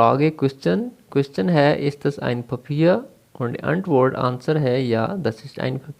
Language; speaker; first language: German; non-native, fluent; Urdu